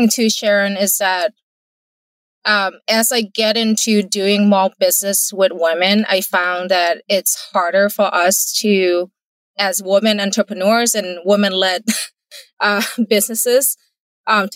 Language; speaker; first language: English; non-native, fluent; Thai